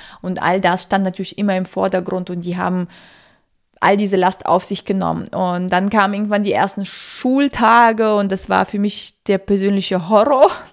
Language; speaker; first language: German; early bilingual, other home language; Russian